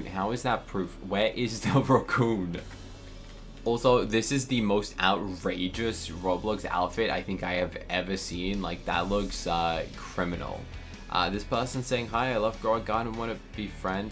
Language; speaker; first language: English; native; English